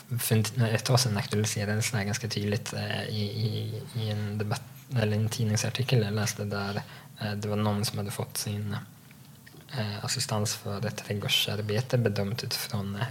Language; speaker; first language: Swedish; native; Swedish